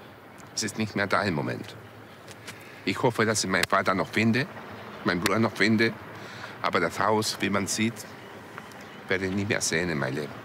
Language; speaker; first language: German; non-native, fluent; Spanish